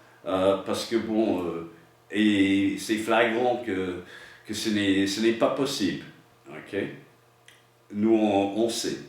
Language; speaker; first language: French; non-native, fluent; English